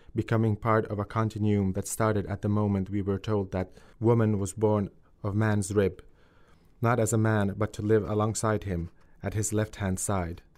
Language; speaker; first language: English; early bilingual, other home language; Finnish